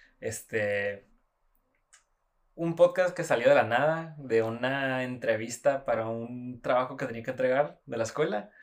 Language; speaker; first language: Spanish; native; Spanish